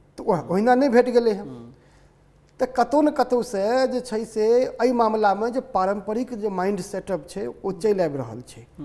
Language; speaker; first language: Maithili; native; Maithili